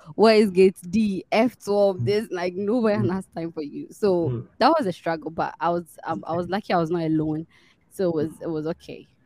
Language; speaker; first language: English; non-native, local second language; Akan